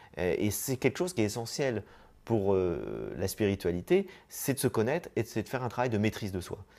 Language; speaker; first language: French; native; French